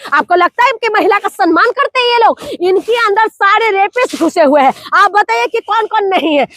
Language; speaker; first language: Hindi; non-native, local second language; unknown